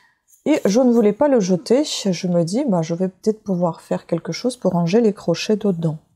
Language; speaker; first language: French; native; French